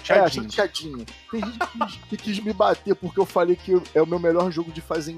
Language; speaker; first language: Portuguese; native; Portuguese